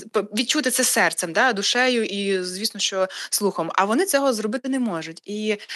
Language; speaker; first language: Ukrainian; native; Ukrainian